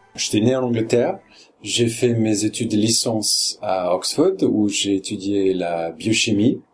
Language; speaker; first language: French; non-native, fluent; English